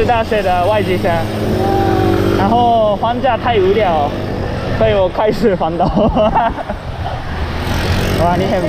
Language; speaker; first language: Chinese; non-native, learner; Japanese